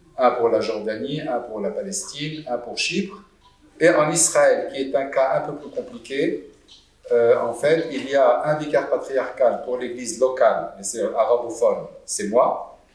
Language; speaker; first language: French; non-native, local second language; Arabic